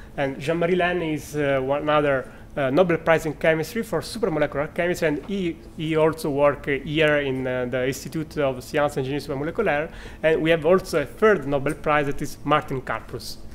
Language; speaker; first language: English; non-native, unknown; Italian